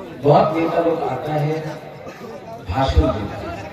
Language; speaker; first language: Hindi; non-native, local second language; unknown